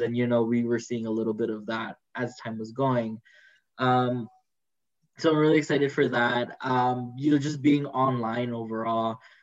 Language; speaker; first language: English; early bilingual, other home language; Spanish